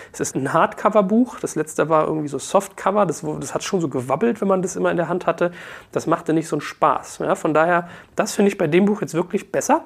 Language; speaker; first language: German; native; German